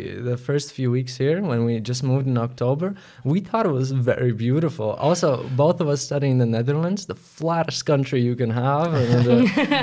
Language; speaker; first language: English; non-native, fluent; Latvian